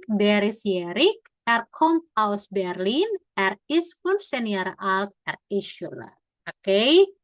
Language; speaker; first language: German; non-native, fluent; Indonesian